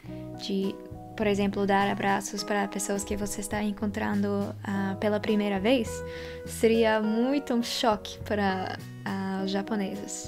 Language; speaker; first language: Portuguese; non-native, fluent; Dutch